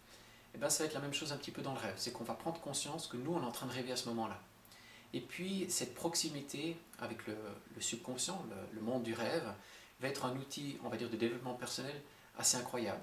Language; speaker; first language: French; native; French